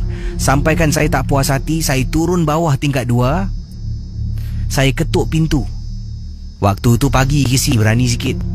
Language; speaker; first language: Malay; native; Malay